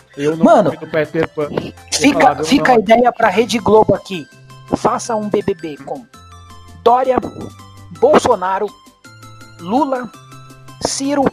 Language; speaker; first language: Portuguese; native; Portuguese